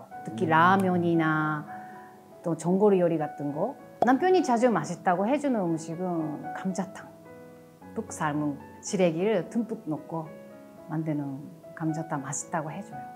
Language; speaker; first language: Korean; non-native, fluent; Japanese